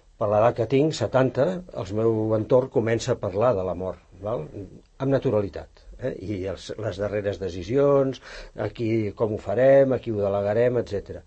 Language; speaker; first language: Catalan; native; Catalan